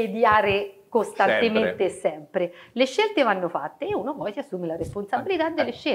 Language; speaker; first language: Italian; native; Italian